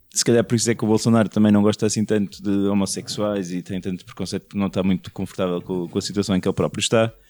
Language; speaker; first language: Portuguese; native; Portuguese